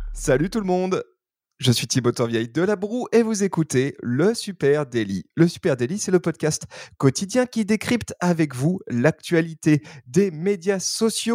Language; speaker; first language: French; native; French